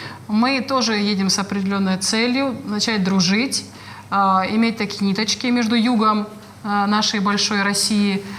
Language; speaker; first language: Russian; native; Russian